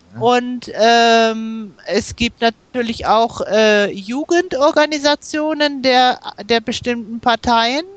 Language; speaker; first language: German; native; German